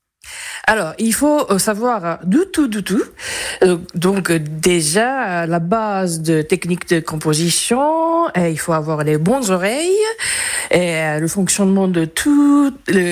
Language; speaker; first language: French; non-native, fluent; Japanese